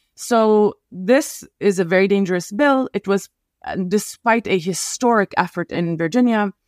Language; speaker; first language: English; non-native, fluent; Arabic